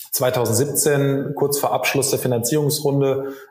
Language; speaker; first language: German; native; German